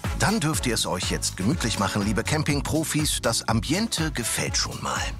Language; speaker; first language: German; native; German